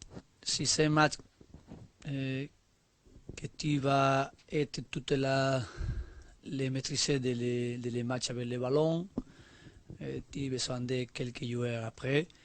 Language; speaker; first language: French; non-native, learner; Spanish